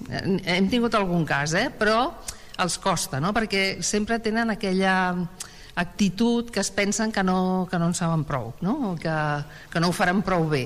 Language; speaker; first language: Catalan; native; Catalan